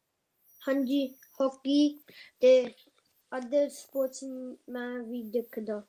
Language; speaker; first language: Punjabi; early bilingual, heritage; Punjabi